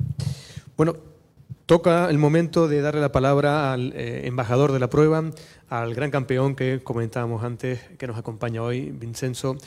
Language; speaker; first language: Spanish; native; Spanish